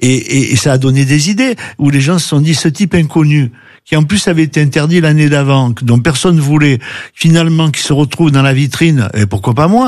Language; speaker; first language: French; native; French